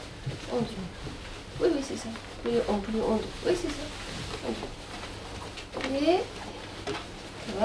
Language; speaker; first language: French; non-native, learner; Japanese